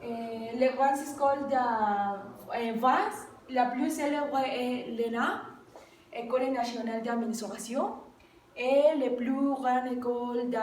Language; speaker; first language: French; non-native, learner; Spanish